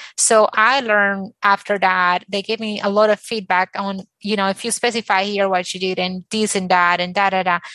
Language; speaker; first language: English; non-native, fluent; Spanish